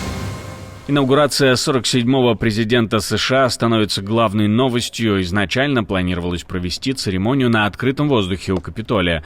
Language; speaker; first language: Russian; native; Russian